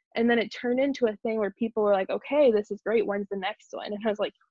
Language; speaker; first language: English; native; English